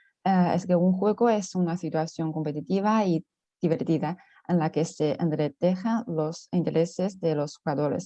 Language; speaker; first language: Spanish; non-native, fluent; Chinese